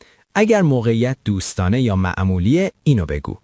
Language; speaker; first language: Persian; native; Persian